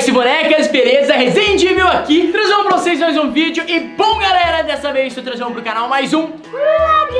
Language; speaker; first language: Portuguese; native; Portuguese